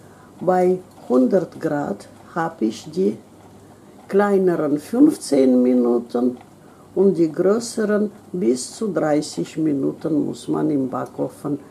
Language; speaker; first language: German; non-native, local second language; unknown